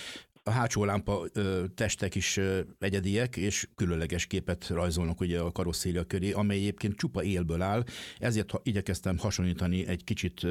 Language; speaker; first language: Hungarian; native; Hungarian